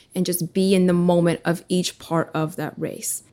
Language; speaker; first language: English; early bilingual, other home language; Russian